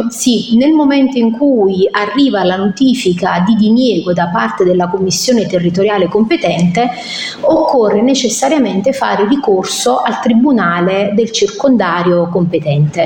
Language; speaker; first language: Italian; native; Italian